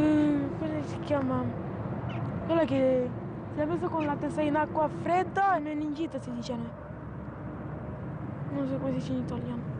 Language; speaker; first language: Italian; non-native, learner; Romanian